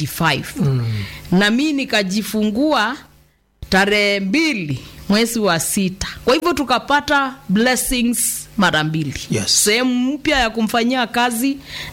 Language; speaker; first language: Swahili; non-native, local second language; Kamba